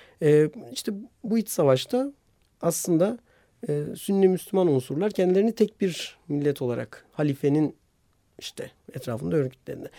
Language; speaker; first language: Turkish; non-native, local second language; Armenian